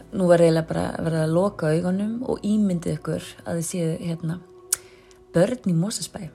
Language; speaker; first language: Icelandic; native; Icelandic